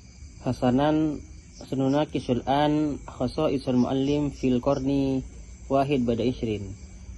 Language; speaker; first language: Arabic; non-native, learner; Indonesian